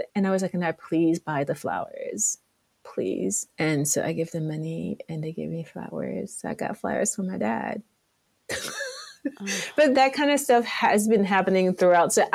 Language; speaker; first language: English; non-native, local second language; French